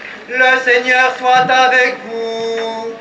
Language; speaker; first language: French; native; French